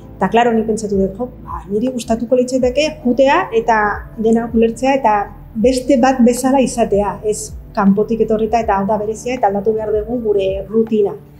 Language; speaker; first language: Basque; non-native, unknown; Spanish